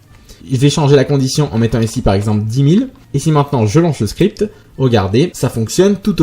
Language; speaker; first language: French; native; French